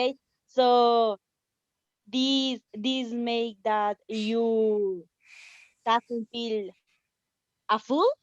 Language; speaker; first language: English; non-native, learner; Spanish